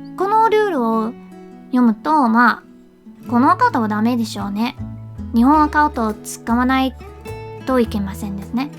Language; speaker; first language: Japanese; non-native, learner; English